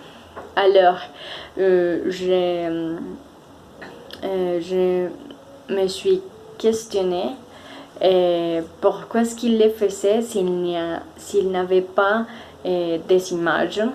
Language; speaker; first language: French; non-native, fluent; Spanish